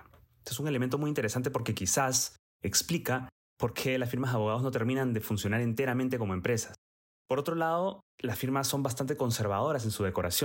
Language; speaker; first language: Spanish; native; Spanish